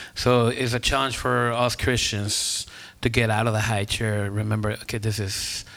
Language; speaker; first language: English; non-native, fluent; Spanish